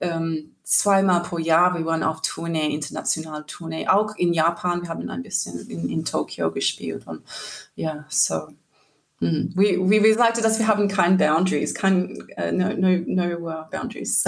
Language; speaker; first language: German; non-native, learner; English